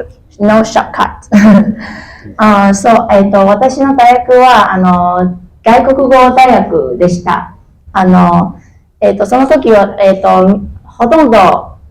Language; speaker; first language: Japanese; non-native, fluent; Chinese